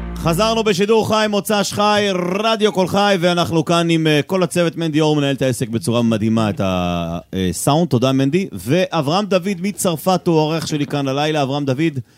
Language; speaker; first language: Hebrew; native; Hebrew